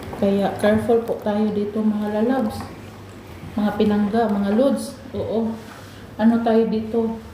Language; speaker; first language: Filipino; non-native, local second language; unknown